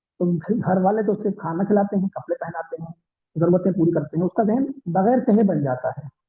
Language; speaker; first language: Urdu; native; Urdu